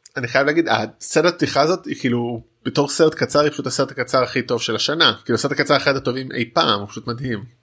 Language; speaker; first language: Hebrew; native; Hebrew